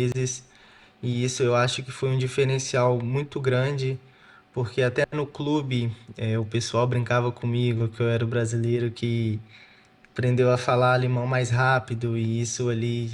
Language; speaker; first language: Portuguese; native; Portuguese